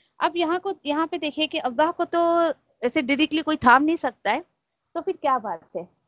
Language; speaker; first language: Urdu; native; Urdu